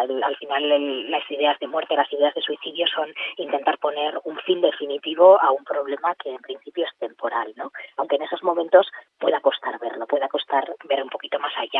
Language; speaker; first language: Spanish; native; Spanish